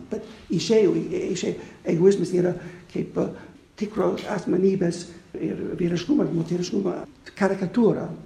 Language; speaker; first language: Lithuanian; non-native, fluent; English